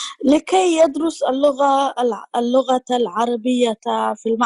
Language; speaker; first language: Arabic; non-native, learner; Tigrinya